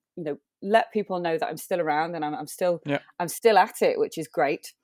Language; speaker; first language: English; native; English